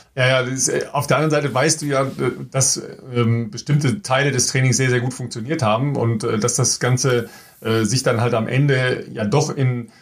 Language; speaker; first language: German; native; German